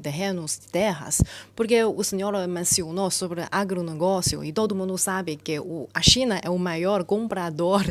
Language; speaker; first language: Portuguese; non-native, fluent; Chinese